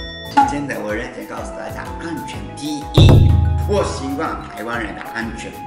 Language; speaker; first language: Chinese; non-native, fluent; Japanese